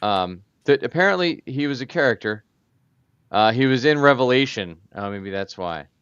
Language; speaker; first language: English; native; English